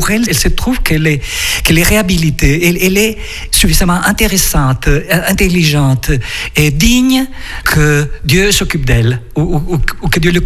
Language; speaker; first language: French; non-native, fluent; Spanish